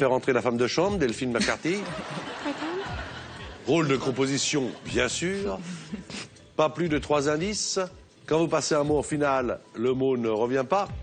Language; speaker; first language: French; native; French